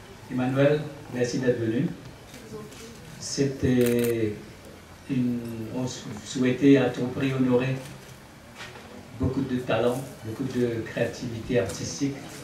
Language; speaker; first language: French; non-native, local second language; Morisyen